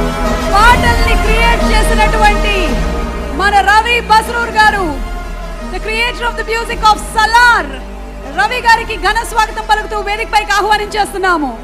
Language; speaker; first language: Telugu; native; Telugu